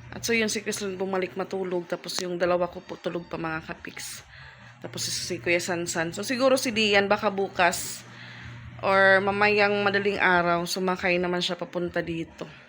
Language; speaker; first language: Filipino; non-native, local second language; Waray